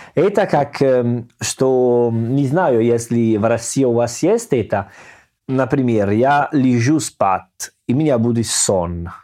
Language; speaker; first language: Russian; non-native, learner; Italian